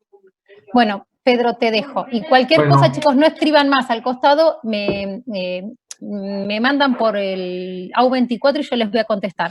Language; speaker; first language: Spanish; native; Spanish